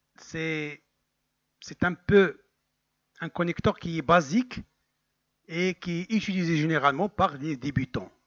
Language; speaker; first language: French; non-native, local second language; Arabic